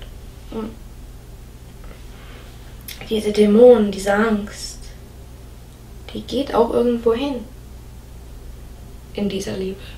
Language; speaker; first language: German; non-native, fluent; English